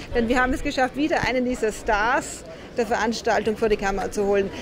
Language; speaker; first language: German; native; German